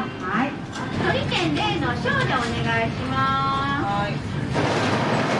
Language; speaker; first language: Japanese; native; Japanese